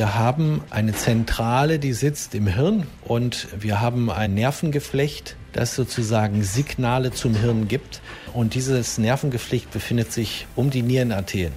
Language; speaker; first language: German; native; German